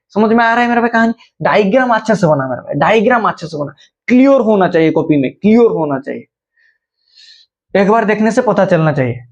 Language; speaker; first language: Hindi; non-native, local second language; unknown